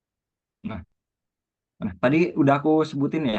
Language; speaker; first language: Indonesian; native; Indonesian